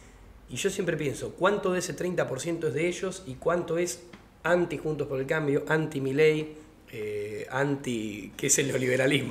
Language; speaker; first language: Spanish; native; Spanish